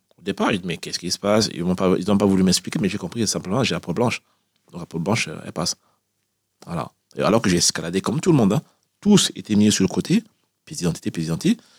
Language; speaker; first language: French; early bilingual, other home language; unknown